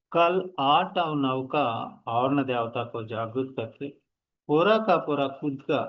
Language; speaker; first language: Hindi; non-native, local second language; Telugu